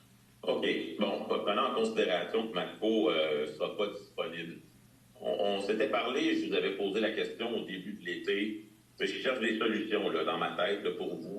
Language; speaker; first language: French; native; French